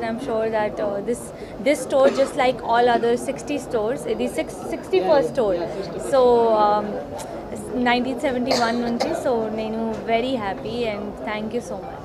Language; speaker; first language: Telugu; non-native, learner; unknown